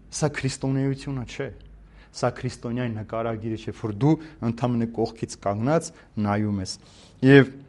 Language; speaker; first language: Armenian; native; Armenian